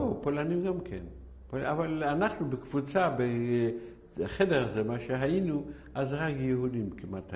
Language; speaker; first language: Hebrew; non-native, fluent; Yiddish